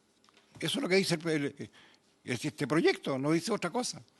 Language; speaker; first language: Spanish; native; Spanish